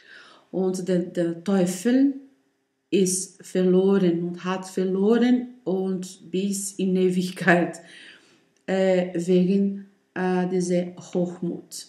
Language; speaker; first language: German; non-native, learner; Portuguese